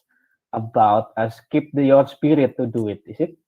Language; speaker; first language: English; non-native, learner; Indonesian